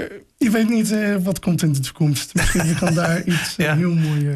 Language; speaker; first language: Dutch; non-native, fluent; English